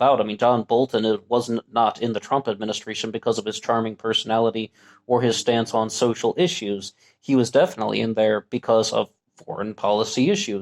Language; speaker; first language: English; native; English